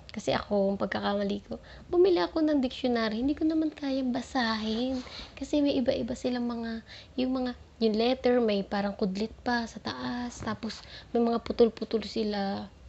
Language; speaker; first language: Filipino; native; Filipino